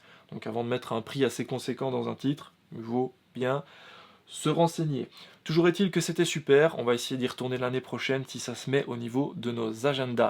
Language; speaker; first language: French; native; French